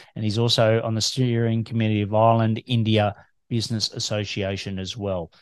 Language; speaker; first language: English; native; English